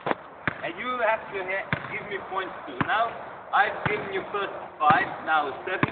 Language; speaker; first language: English; non-native, learner; Dutch